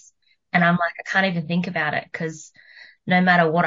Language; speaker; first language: English; native; English